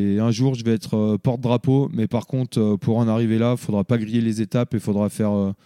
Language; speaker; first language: French; native; French